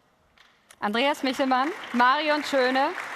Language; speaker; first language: German; native; German